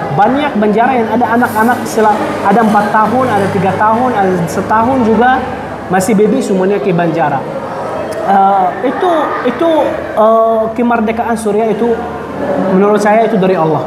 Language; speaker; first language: Indonesian; non-native, fluent; Arabic